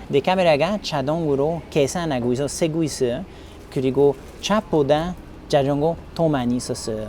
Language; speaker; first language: Korean; non-native, learner; English